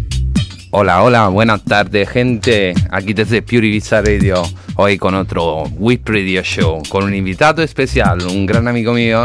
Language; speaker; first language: Spanish; non-native, fluent; Italian